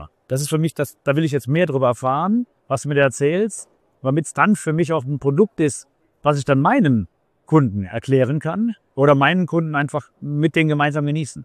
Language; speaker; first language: German; native; German